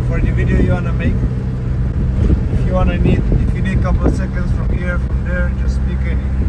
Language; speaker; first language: English; non-native, learner; Romanian